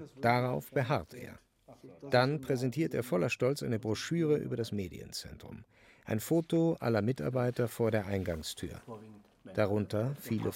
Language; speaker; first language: German; native; German